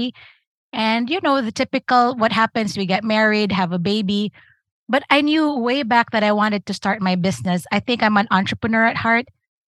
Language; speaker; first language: English; non-native, local second language; Cebuano